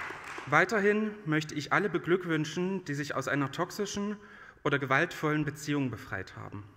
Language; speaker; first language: German; native; German